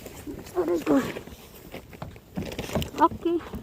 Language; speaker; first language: English; non-native, learner; Filipino